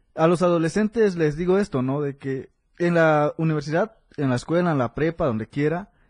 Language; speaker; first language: Spanish; native; Spanish